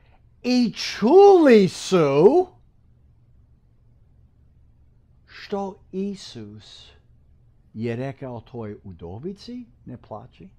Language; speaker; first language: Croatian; non-native, fluent; English